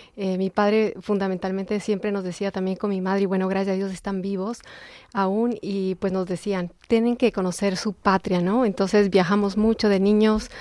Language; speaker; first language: Spanish; native; Spanish